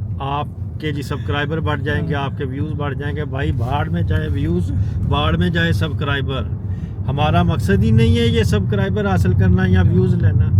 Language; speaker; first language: Urdu; non-native, local second language; Punjabi